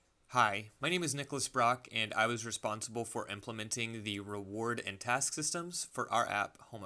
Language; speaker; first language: English; native; English